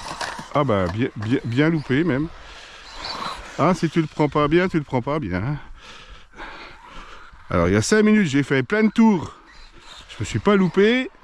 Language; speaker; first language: French; native; French